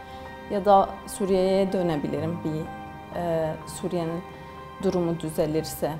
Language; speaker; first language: Turkish; non-native, fluent; Arabic